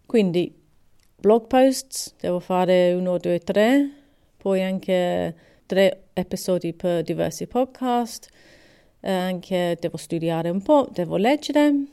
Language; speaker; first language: Italian; non-native, learner; English